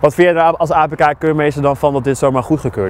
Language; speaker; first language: Dutch; native; Dutch